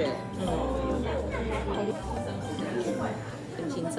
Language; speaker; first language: Chinese; non-native, learner; Japanese